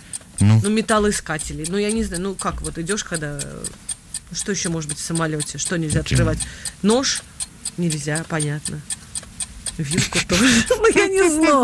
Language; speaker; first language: Russian; native; Russian